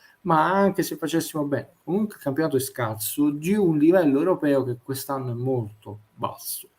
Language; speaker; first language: Italian; native; Italian